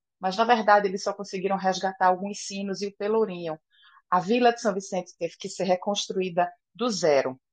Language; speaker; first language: Portuguese; native; Portuguese